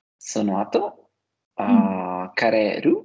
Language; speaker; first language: Japanese; non-native, learner; Italian